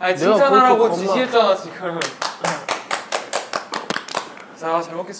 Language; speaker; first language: Korean; native; Korean